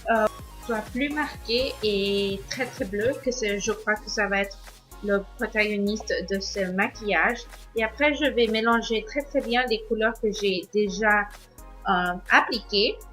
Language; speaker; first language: French; non-native, learner; Spanish